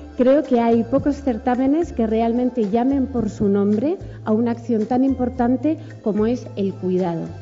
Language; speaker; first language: Spanish; native; Spanish